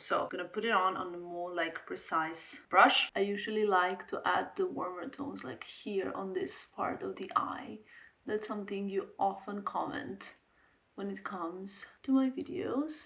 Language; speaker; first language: English; non-native, fluent; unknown